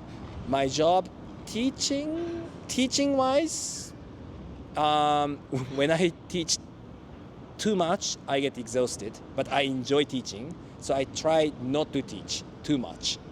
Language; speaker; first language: English; non-native, fluent; Japanese